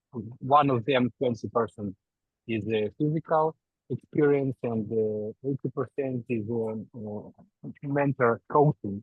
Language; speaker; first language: English; non-native, learner; Ukrainian